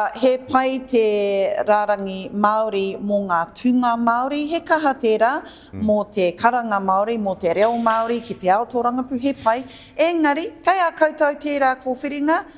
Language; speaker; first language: Māori; non-native, local second language; English